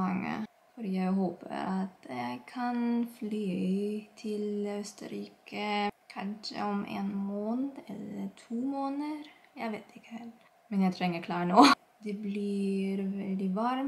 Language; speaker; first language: Norwegian; non-native, learner; Filipino